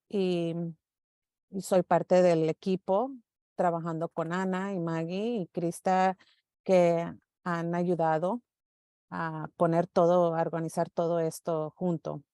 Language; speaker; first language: Spanish; early bilingual, heritage; English